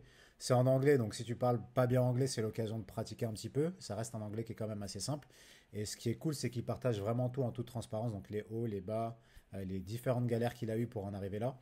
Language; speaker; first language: French; native; French